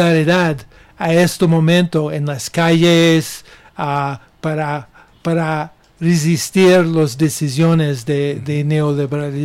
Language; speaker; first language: Spanish; non-native, learner; English